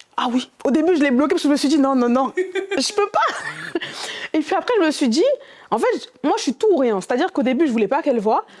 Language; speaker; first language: French; early bilingual, other home language; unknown